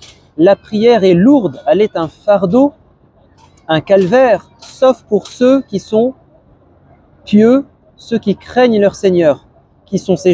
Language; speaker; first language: French; native; French